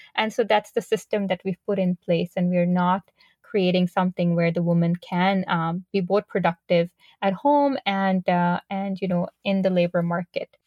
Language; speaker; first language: English; non-native, local second language; Urdu